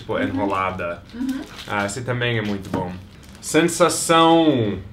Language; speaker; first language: Portuguese; non-native, fluent; English